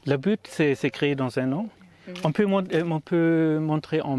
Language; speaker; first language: French; non-native, learner; German